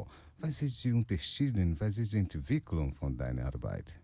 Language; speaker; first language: German; non-native, learner; Portuguese